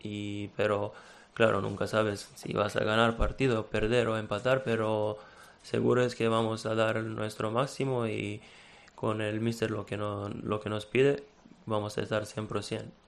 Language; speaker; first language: Spanish; non-native, fluent; Serbian